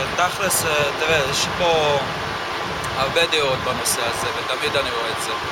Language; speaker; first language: Hebrew; non-native, local second language; Arabic